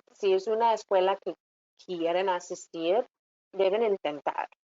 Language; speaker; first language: Spanish; non-native, fluent; English